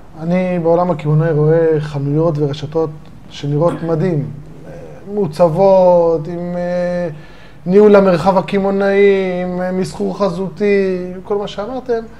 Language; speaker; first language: Hebrew; native; Hebrew